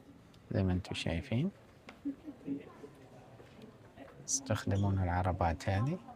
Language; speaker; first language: Arabic; native; Arabic